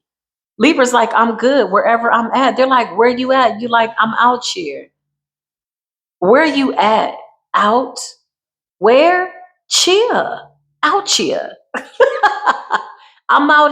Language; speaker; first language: English; native; English